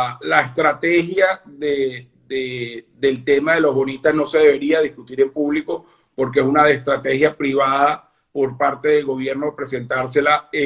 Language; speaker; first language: Spanish; native; Spanish